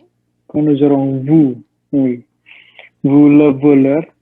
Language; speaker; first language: French; non-native, learner; Indonesian